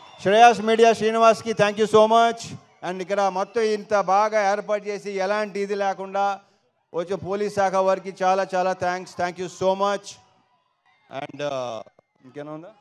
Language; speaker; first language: Telugu; native; Telugu